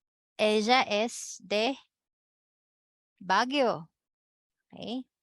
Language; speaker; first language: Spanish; non-native, fluent; Filipino